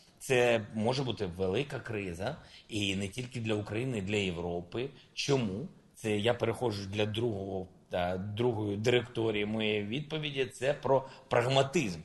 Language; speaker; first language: Ukrainian; non-native, local second language; Russian